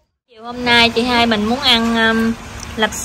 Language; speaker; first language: Vietnamese; native; Vietnamese